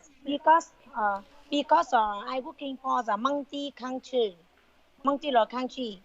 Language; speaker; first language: English; non-native, learner; Vietnamese